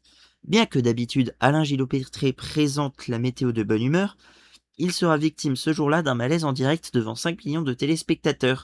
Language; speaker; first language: French; native; French